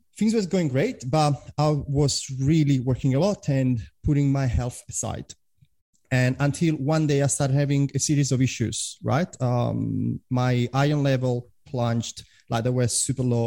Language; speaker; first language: English; non-native, fluent; Italian